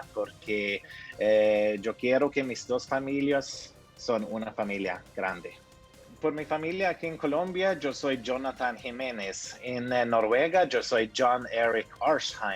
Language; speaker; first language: Spanish; early bilingual, heritage; Norwegian